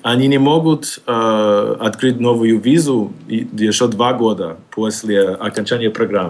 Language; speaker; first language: Russian; non-native, fluent; English